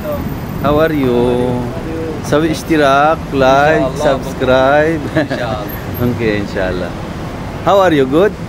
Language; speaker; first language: English; non-native, learner; Filipino